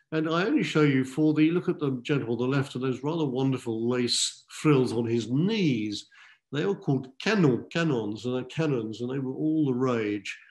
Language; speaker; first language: English; native; English